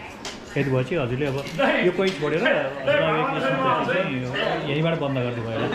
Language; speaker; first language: Nepali; native; Nepali